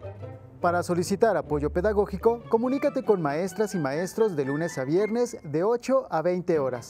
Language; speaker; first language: Spanish; native; Spanish